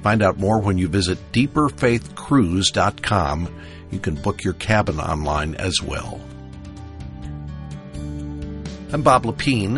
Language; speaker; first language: English; native; English